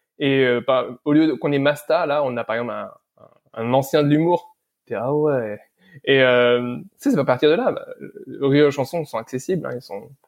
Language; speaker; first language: French; early bilingual, other home language; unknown